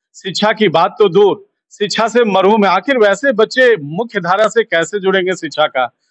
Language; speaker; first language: Hindi; native; Hindi